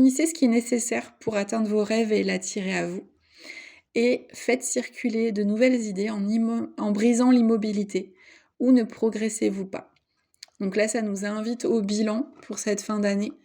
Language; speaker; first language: French; native; French